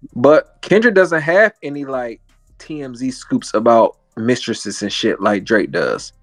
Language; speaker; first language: English; native; English